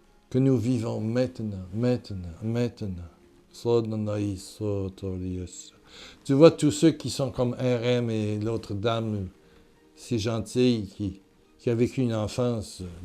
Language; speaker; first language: French; native; French